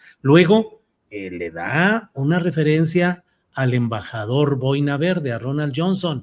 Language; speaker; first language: Spanish; native; Spanish